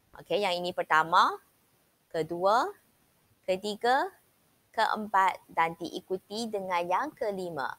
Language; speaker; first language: Malay; non-native, local second language; Chinese